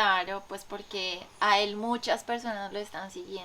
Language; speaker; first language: Spanish; native; Spanish